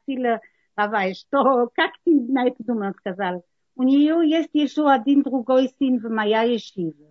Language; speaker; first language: Russian; non-native, learner; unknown